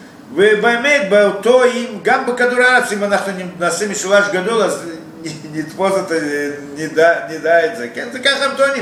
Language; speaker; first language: Hebrew; non-native, fluent; Russian